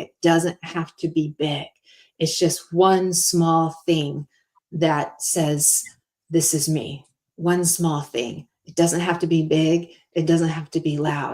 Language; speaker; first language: English; native; English